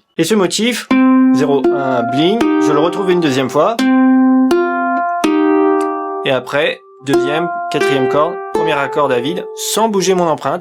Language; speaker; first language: French; native; French